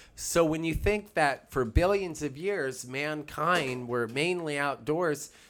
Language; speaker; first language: English; native; English